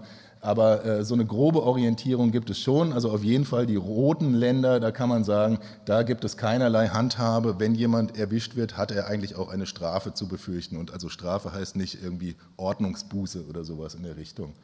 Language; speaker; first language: German; native; German